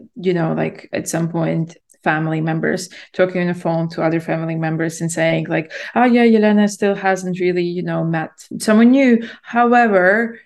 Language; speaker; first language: English; non-native, fluent; Latvian